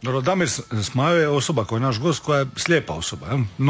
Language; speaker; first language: Serbian; native; Serbian